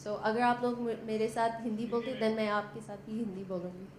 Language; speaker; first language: Hindi; non-native, learner; English